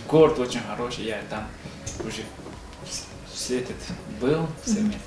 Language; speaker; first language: Russian; non-native, learner; Uzbek